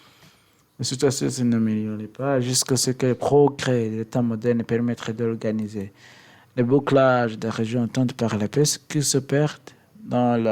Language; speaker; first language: French; non-native, learner; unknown